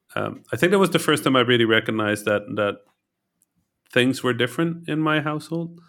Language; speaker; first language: English; early bilingual, heritage; Dutch